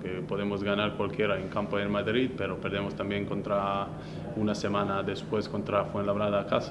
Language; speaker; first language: Spanish; non-native, fluent; Slovenian